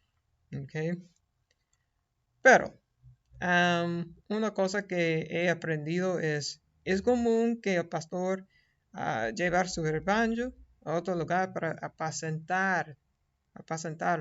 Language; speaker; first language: Spanish; non-native, fluent; English